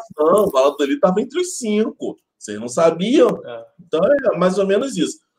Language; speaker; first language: Portuguese; native; Portuguese